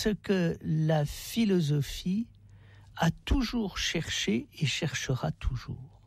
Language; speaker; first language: French; native; French